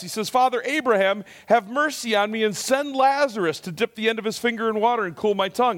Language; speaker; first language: English; native; English